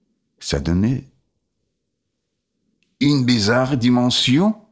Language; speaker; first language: French; non-native, fluent; Russian